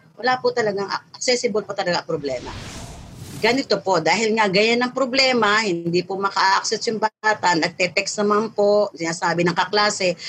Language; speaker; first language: Filipino; native; Filipino